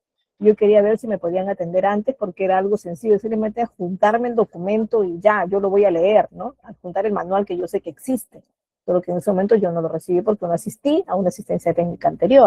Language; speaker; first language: Spanish; native; Spanish